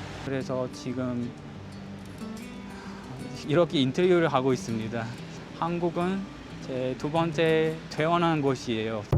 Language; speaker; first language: Korean; non-native, learner; Uzbek